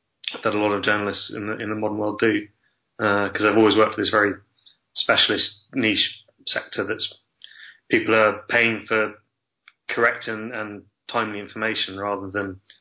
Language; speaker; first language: English; native; English